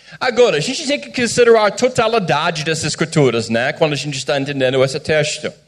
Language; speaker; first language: Portuguese; non-native, fluent; English